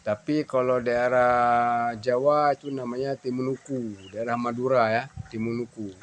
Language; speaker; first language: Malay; non-native, local second language; Achinese